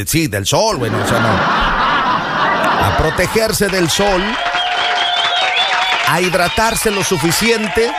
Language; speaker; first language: Spanish; native; Spanish